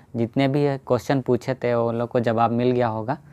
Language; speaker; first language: Hindi; native; Hindi